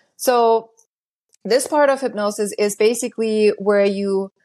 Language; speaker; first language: English; non-native, fluent; German